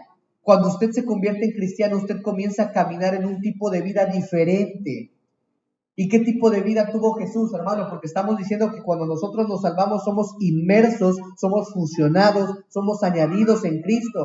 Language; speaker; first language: Spanish; native; Spanish